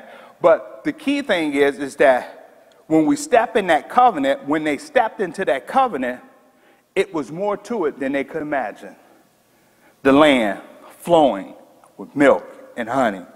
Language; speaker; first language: English; native; English